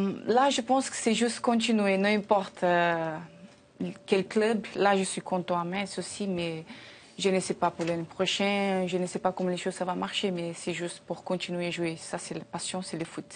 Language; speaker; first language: French; non-native, learner; Portuguese